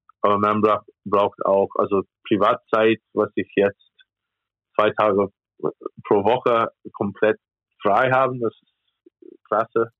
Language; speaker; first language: German; non-native, fluent; English